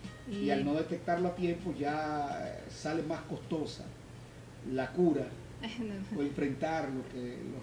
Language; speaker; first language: Spanish; native; Spanish